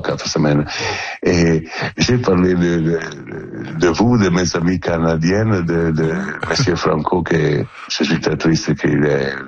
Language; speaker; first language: French; non-native, learner; Italian